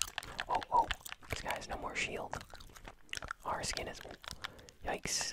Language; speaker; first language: English; native; English